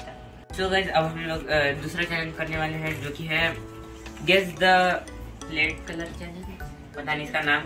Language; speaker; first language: Hindi; native; Hindi